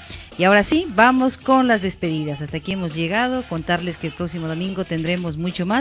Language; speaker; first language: Spanish; native; Spanish